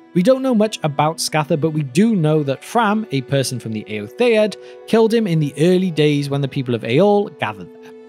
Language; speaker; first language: English; native; English